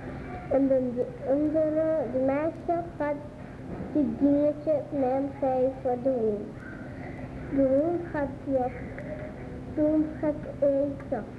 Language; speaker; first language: Dutch; early bilingual, other home language; Arabic